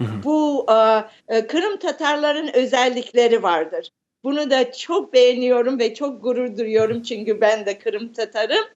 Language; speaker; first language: Turkish; early bilingual, heritage; Turkish